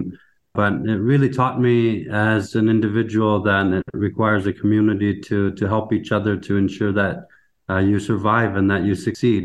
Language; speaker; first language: English; native; English